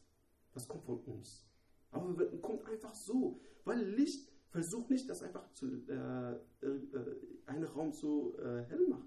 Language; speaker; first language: German; non-native, learner; Persian